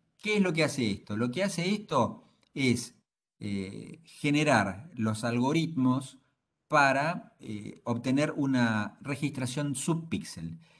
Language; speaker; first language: Spanish; native; Spanish